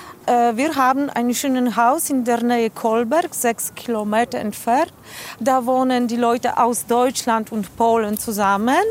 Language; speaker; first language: German; non-native, learner; Polish